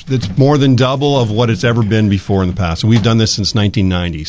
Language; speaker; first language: English; native; English